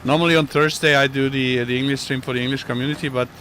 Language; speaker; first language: English; non-native, fluent; German